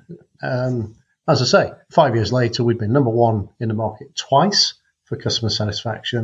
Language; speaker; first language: English; native; English